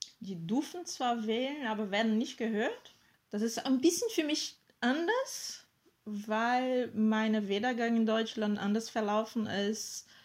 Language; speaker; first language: German; non-native, fluent; Portuguese